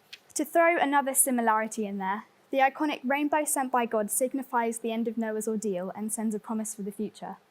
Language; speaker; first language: English; native; English